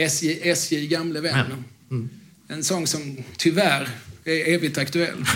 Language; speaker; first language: Swedish; native; Swedish